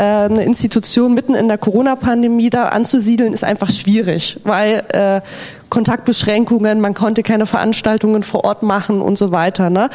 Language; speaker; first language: German; native; German